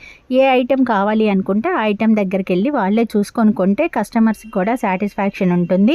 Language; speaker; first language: Telugu; native; Telugu